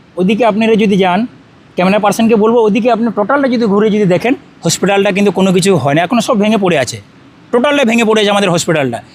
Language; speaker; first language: Bangla; non-native, local second language; Santali